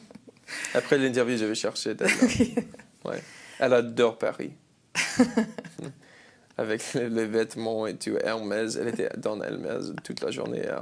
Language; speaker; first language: French; non-native, learner; English